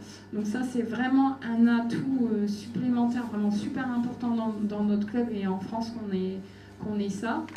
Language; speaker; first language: French; native; French